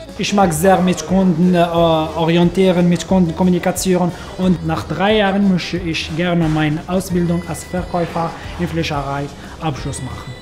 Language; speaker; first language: German; non-native, learner; Arabic